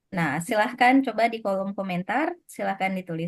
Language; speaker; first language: Indonesian; non-native, fluent; Japanese